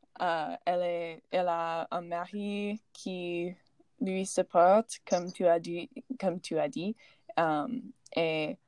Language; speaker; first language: French; non-native, learner; English